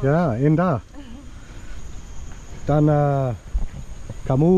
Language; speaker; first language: Indonesian; non-native, learner; English